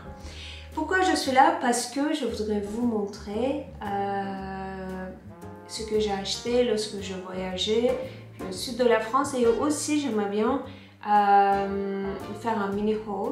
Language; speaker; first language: French; non-native, fluent; Turkish